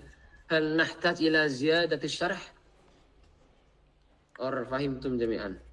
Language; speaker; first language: Arabic; non-native, fluent; Indonesian